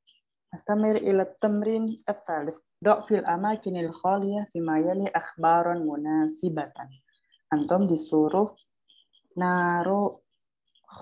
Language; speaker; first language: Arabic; non-native, fluent; Indonesian